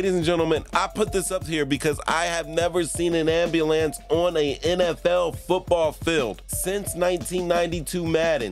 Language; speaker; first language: English; native; English